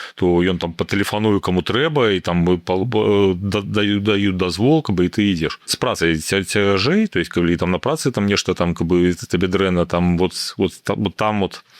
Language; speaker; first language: Belarusian; non-native, local second language; Russian